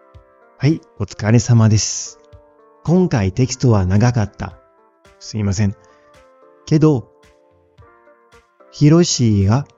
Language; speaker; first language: Japanese; non-native, fluent; French